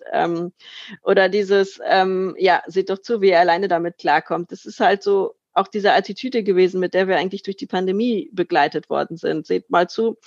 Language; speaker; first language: German; native; German